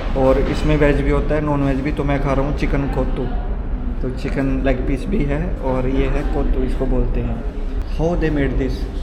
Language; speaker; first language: Hindi; native; Hindi